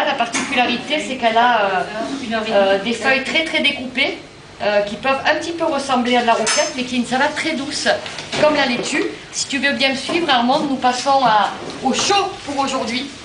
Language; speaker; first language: French; native; French